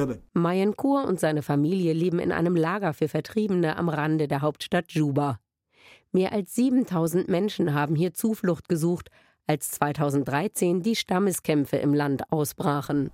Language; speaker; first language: German; native; German